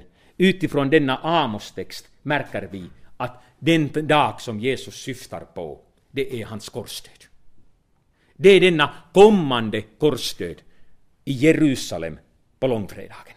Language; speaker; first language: Swedish; non-native, fluent; Finnish